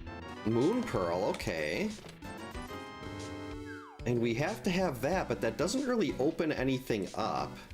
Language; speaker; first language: English; native; English